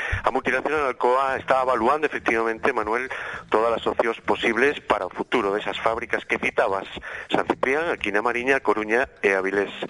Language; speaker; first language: Galician; native; Galician